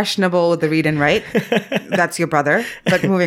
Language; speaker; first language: English; non-native, local second language; Tamil